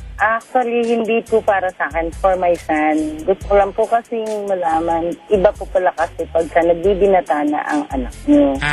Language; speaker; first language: Filipino; native; Filipino